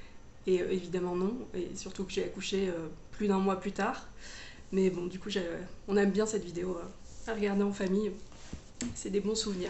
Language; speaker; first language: French; native; French